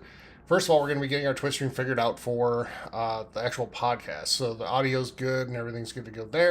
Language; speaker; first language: English; native; English